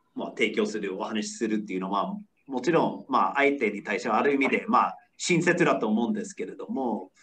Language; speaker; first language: Japanese; non-native, fluent; English